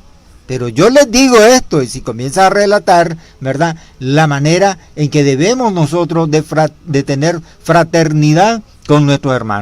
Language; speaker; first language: Spanish; native; Spanish